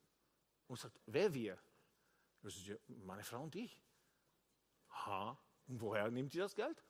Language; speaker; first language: German; non-native, fluent; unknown